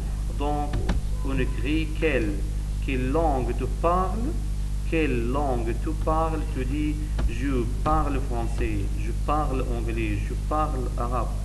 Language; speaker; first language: French; non-native, learner; Arabic